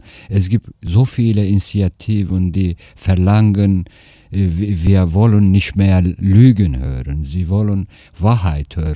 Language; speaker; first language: German; non-native, fluent; Turkish